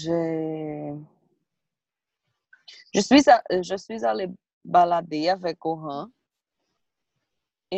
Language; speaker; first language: French; non-native, learner; Portuguese